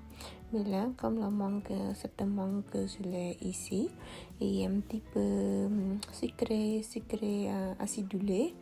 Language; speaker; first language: French; non-native, fluent; Khmer